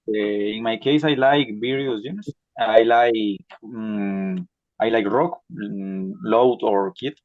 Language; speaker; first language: English; non-native, learner; Spanish